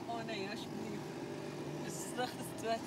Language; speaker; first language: Dutch; non-native, fluent; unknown